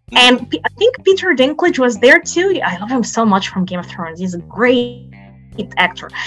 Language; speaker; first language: English; non-native, fluent; Arabic